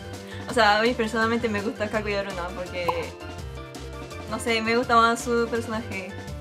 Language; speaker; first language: Spanish; non-native, fluent; Japanese